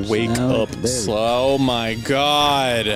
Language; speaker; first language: English; native; English